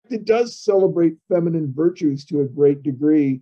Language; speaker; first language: English; native; English